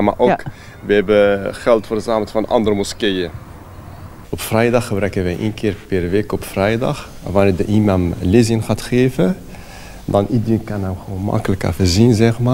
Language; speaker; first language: Dutch; non-native, fluent; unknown